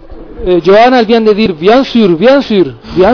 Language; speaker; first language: French; non-native, fluent; Spanish